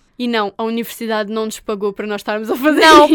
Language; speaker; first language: Portuguese; native; Portuguese